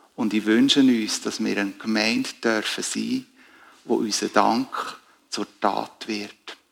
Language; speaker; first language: German; native; German